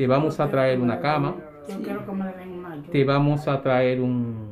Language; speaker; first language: Spanish; native; Spanish